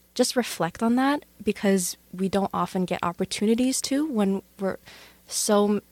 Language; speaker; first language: English; native; English